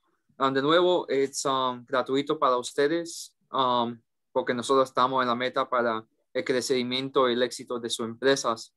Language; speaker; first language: Spanish; early bilingual, heritage; English